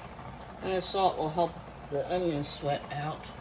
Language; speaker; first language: English; native; English